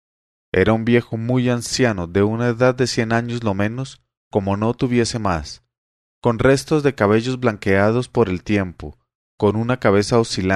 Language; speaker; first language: Spanish; native; Spanish